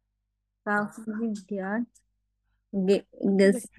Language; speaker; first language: German; non-native, learner; Bangla